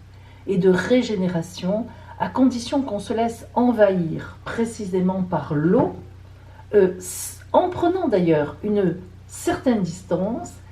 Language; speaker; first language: French; native; French